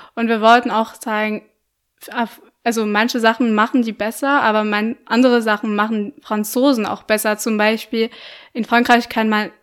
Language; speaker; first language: German; non-native, fluent; French